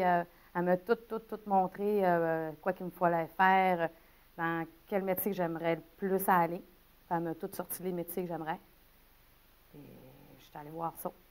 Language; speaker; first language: French; native; French